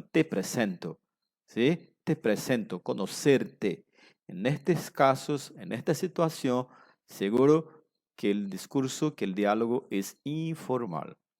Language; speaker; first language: Spanish; non-native, fluent; Portuguese